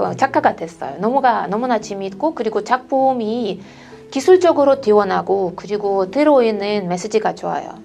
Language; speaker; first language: Korean; non-native, fluent; Russian